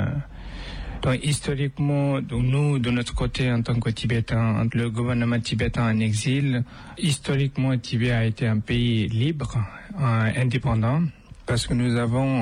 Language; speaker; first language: French; non-native, fluent; Tibetan